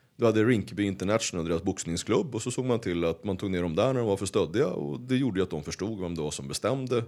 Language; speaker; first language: Swedish; native; Swedish